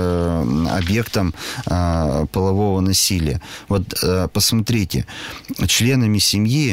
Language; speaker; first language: Russian; native; Russian